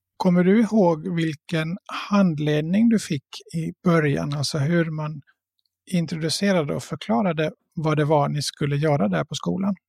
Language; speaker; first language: Swedish; native; Swedish